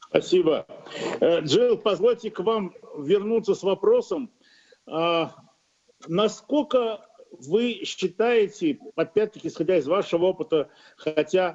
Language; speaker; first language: Russian; native; Russian